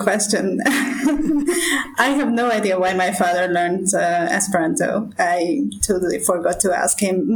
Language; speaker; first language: English; non-native, fluent; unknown